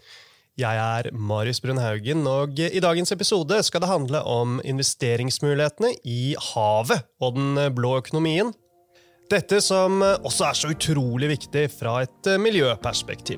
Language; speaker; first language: Norwegian; native; Norwegian